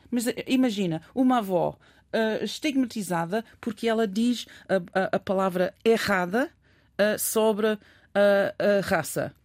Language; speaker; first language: Portuguese; non-native, fluent; English